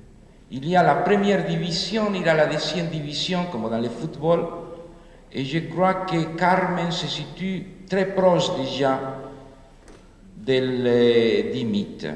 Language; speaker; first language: French; non-native, fluent; Spanish